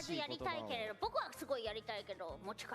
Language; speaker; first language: Japanese; native; Japanese